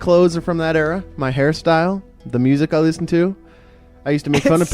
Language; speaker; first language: English; native; English